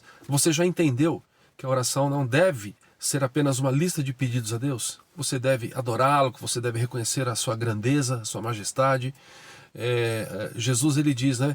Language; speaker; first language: Portuguese; native; Portuguese